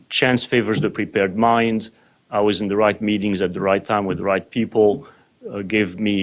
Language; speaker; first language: English; non-native, fluent; French